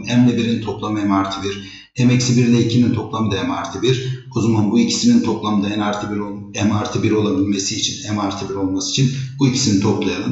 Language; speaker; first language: Turkish; native; Turkish